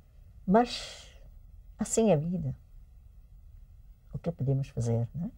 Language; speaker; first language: Portuguese; early bilingual, heritage; English